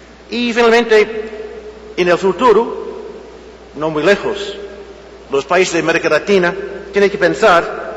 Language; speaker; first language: Spanish; non-native, fluent; English